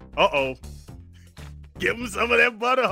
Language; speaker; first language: English; native; English